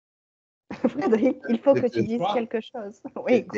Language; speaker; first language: French; native; French